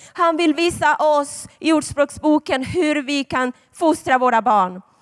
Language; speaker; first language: Swedish; non-native, fluent; Spanish